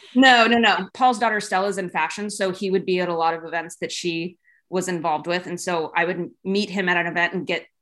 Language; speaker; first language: English; native; English